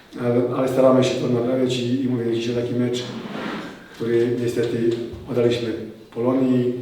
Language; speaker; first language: Polish; non-native, fluent; Serbian